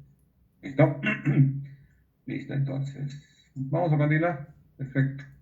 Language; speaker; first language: Spanish; native; Spanish